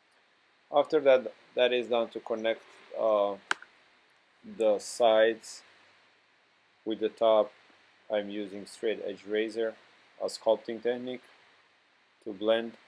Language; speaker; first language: English; non-native, fluent; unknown